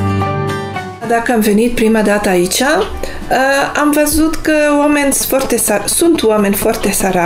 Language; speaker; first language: Romanian; non-native, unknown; Dutch